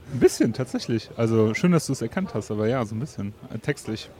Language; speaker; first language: German; native; German